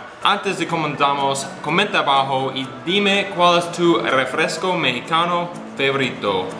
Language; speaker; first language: Spanish; non-native, learner; English